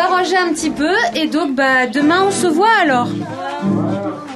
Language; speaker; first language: French; native; French